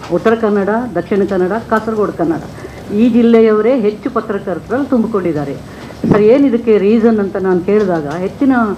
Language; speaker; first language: Kannada; native; Kannada